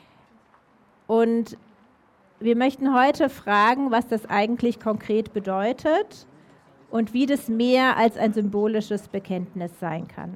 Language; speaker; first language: German; native; German